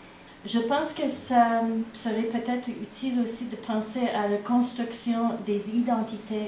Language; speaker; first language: French; non-native, fluent; English